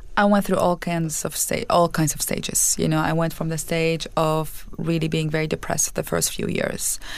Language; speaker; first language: English; non-native, fluent; Arabic